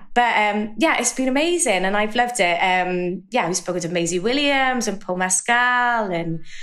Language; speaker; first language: English; native; English